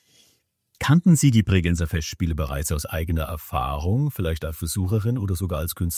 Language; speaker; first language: German; native; German